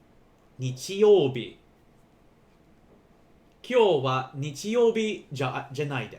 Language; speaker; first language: Japanese; non-native, learner; English